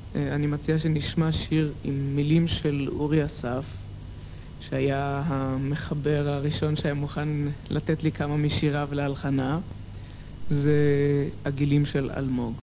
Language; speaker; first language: Hebrew; native; Hebrew